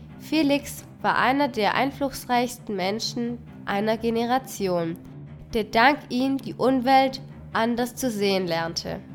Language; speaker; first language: German; non-native, fluent; Spanish